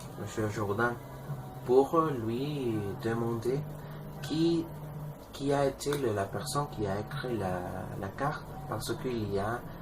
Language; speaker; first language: French; non-native, learner; Spanish